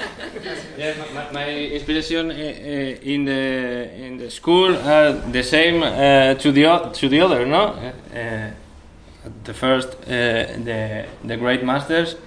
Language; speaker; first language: English; non-native, learner; Spanish